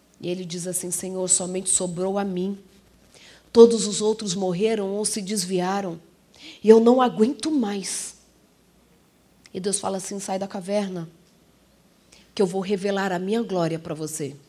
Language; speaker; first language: Portuguese; native; Portuguese